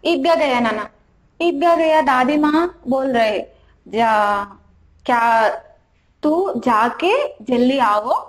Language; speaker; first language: Hindi; non-native, local second language; Telugu